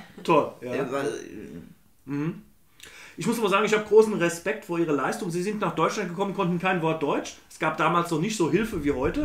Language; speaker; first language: German; native; German